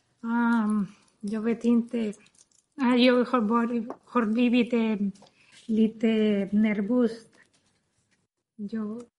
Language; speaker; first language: Swedish; non-native, learner; Spanish